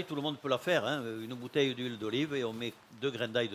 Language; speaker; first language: French; native; French